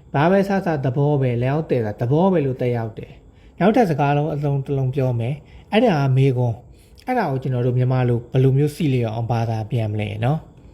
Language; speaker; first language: Burmese; native; Burmese